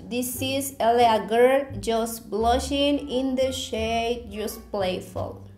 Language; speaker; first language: English; non-native, learner; Spanish